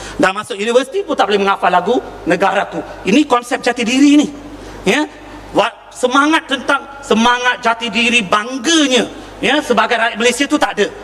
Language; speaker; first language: Malay; non-native, local second language; Tamil